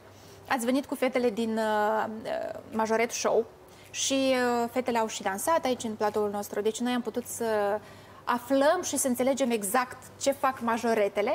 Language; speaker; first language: Romanian; native; Romanian